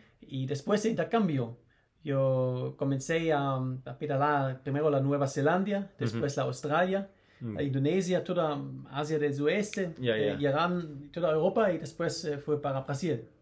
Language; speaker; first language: Spanish; non-native, learner; German